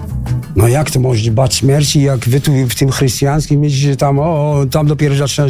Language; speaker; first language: Polish; non-native, learner; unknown